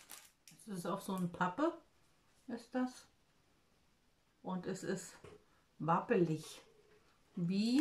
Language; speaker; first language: German; native; German